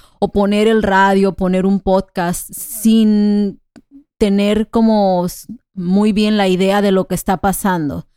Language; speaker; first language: Spanish; non-native, fluent; English